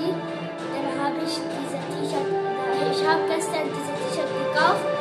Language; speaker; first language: German; non-native, learner; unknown